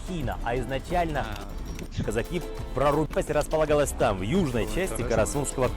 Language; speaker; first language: Russian; native; Russian